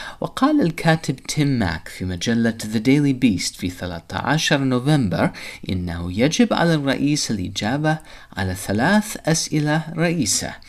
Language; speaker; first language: Arabic; non-native, fluent; English